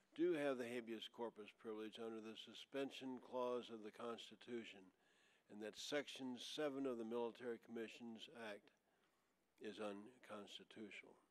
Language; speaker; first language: English; native; English